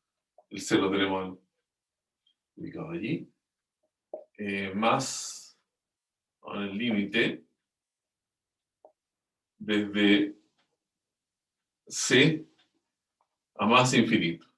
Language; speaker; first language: Spanish; native; Spanish